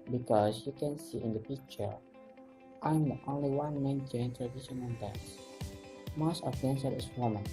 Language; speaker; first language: English; non-native, learner; Indonesian